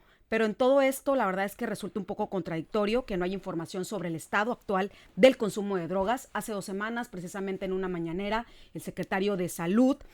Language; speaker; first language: Spanish; native; Spanish